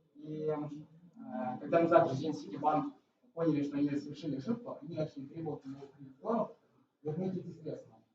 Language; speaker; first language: Russian; native; Russian